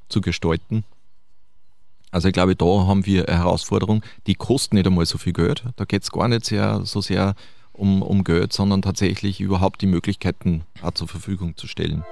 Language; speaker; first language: German; native; German